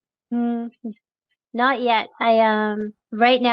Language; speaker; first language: English; non-native, local second language; French